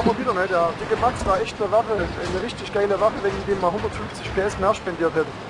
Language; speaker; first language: German; native; German